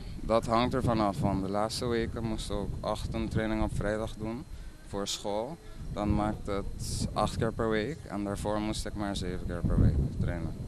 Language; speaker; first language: Dutch; non-native, local second language; Papiamento